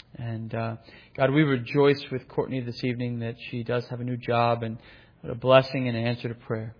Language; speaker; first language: English; native; English